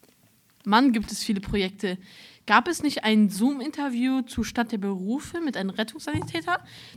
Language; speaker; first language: German; native; German